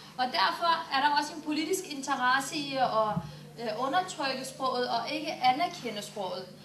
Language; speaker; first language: Danish; early bilingual, other home language; Turkish